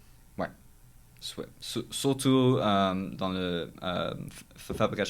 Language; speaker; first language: French; non-native, local second language; English